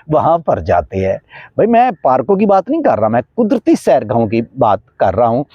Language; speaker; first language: Urdu; non-native, local second language; Punjabi